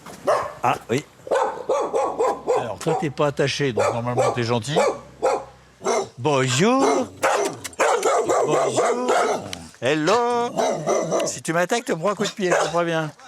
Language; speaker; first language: French; native; French